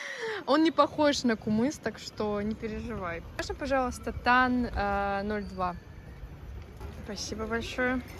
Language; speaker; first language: Russian; native; Russian